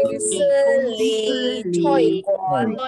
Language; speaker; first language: Chinese; non-native, learner; Indonesian